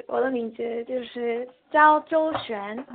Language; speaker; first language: Chinese; non-native, learner; Korean